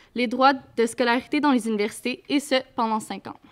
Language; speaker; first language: French; native; French